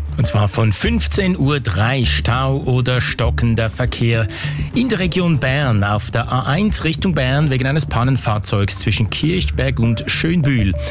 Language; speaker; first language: German; native; German